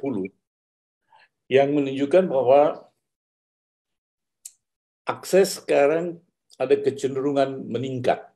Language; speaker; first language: Malay; native; Malay